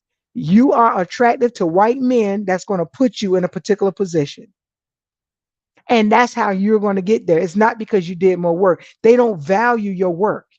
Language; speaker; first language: English; native; English